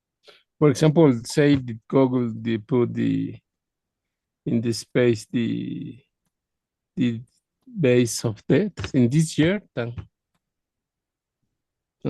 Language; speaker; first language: English; non-native, learner; Spanish